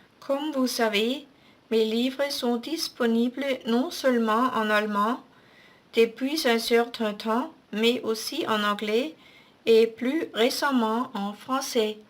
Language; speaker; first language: French; non-native, fluent; German